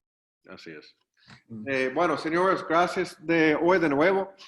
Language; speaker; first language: Spanish; non-native, fluent; English